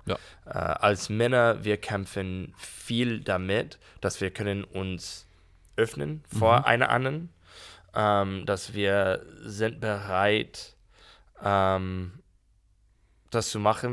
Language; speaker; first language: German; non-native, learner; English